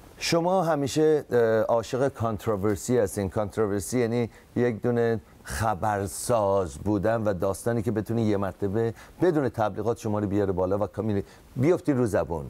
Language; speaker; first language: Persian; native; Persian